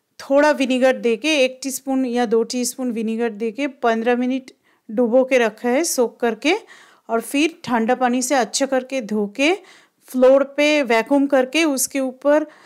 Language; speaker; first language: Hindi; non-native, local second language; Bangla